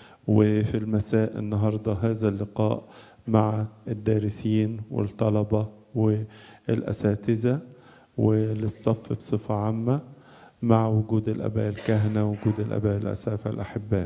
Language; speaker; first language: Arabic; native; Arabic